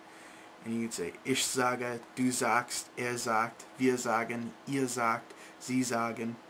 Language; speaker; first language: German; non-native, learner; English